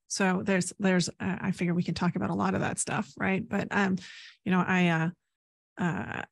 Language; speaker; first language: English; native; English